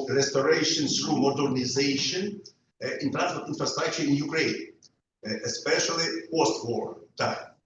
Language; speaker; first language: English; non-native, learner; Ukrainian